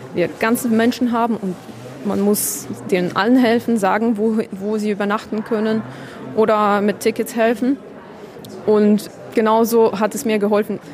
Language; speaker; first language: German; non-native, fluent; Ukrainian